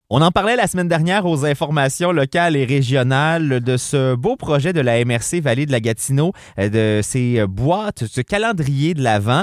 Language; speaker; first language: French; native; French